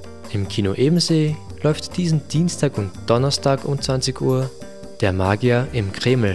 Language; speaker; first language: German; native; German